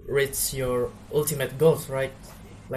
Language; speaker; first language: English; non-native, learner; Indonesian